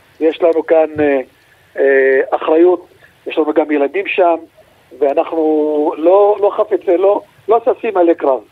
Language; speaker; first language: Hebrew; non-native, local second language; Arabic